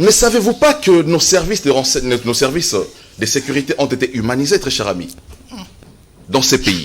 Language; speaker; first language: French; non-native, local second language; Lingala